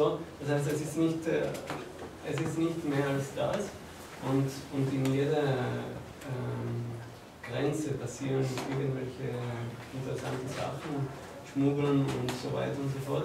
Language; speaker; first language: German; non-native, fluent; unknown